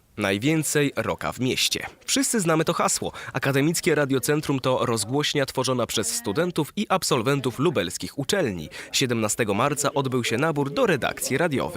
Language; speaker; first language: Polish; native; Polish